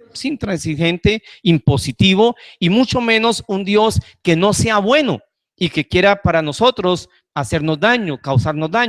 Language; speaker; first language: Spanish; native; Spanish